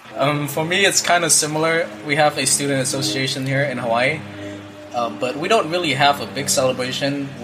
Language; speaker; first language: English; non-native, fluent; Vietnamese